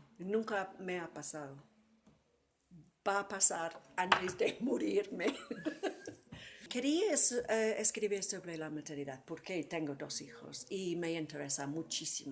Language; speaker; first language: Spanish; non-native, fluent; English